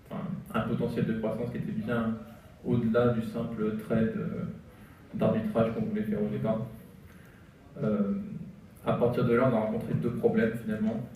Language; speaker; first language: French; native; French